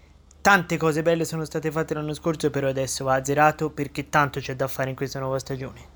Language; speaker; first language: Italian; native; Italian